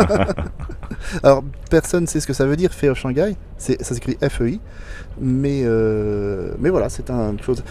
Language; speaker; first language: French; native; French